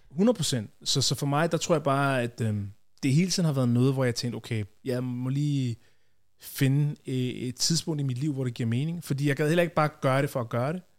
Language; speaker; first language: Danish; early bilingual, other home language; Ganda